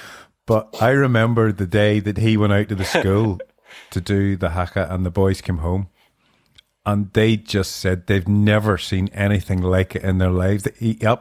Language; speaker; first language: English; native; English